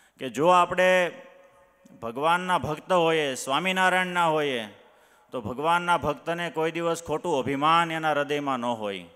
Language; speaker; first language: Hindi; non-native, local second language; Gujarati